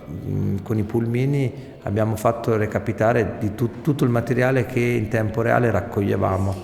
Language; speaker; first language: Italian; native; Italian